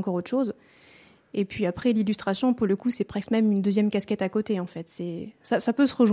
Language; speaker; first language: French; native; French